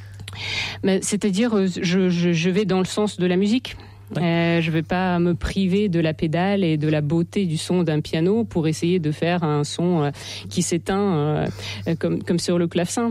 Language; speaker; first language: French; non-native, fluent; Russian